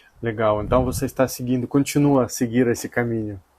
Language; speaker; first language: Portuguese; non-native, fluent; Russian